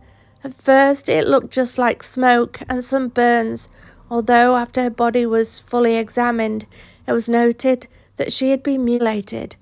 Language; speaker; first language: English; native; English